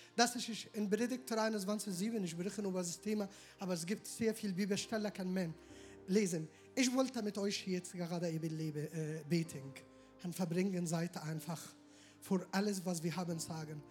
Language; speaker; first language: German; non-native, learner; Arabic